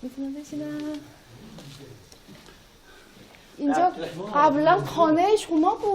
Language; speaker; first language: Persian; non-native, learner; Korean